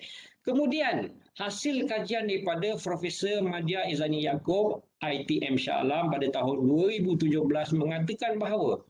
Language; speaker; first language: Malay; native; Malay